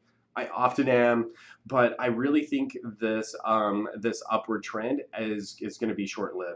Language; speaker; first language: English; native; English